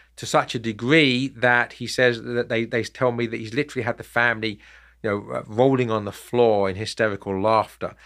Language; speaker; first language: English; native; English